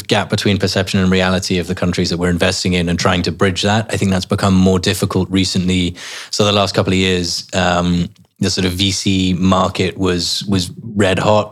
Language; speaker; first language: English; native; English